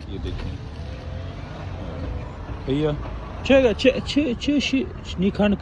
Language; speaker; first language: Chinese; non-native, learner; Urdu